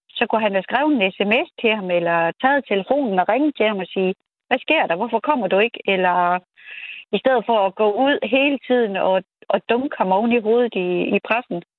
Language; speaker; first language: Danish; native; Danish